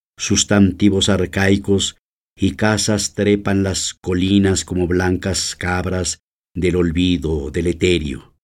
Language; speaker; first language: Spanish; native; Spanish